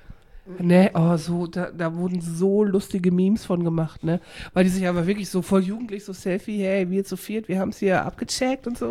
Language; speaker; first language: German; native; German